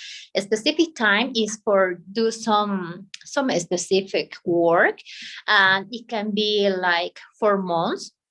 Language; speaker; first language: English; non-native, learner; Spanish